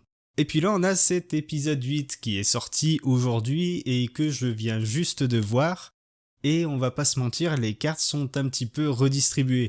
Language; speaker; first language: French; native; French